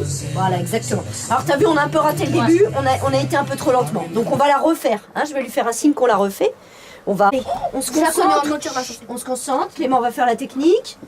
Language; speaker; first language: French; native; French